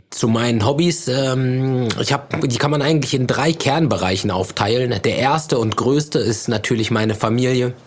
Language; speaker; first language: German; early bilingual, other home language; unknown